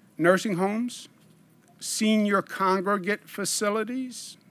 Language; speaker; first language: English; native; English